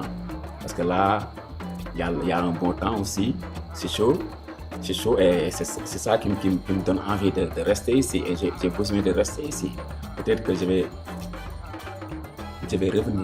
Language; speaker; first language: French; non-native, local second language; Wolof